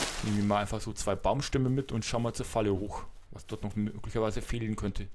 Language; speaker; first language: German; native; German